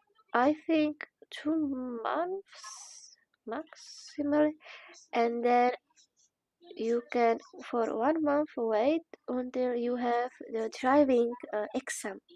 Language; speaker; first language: English; non-native, learner; Czech